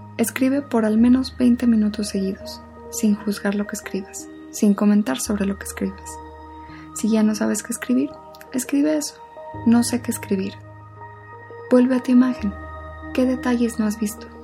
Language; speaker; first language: Spanish; native; Spanish